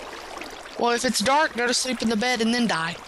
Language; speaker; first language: English; native; English